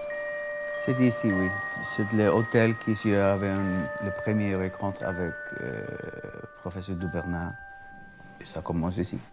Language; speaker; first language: French; non-native, learner; Icelandic